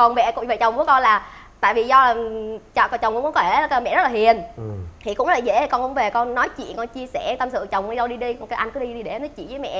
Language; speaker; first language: Vietnamese; native; Vietnamese